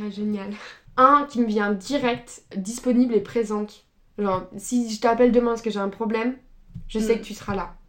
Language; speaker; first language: French; native; French